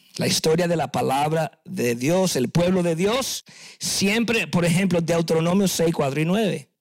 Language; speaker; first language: Spanish; early bilingual, heritage; Spanish